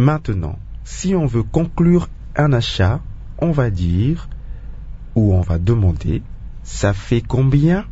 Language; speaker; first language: French; non-native, local second language; Kongo